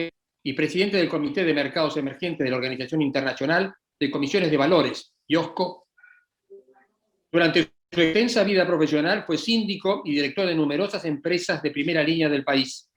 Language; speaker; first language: Spanish; native; Spanish